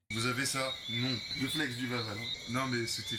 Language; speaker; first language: French; native; French